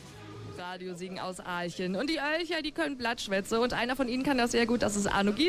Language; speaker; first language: German; native; German